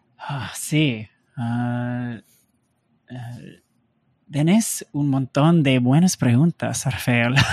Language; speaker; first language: Spanish; non-native, learner; English